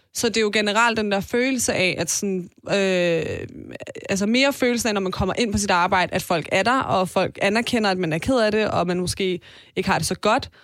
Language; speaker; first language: Danish; early bilingual, other home language; Persian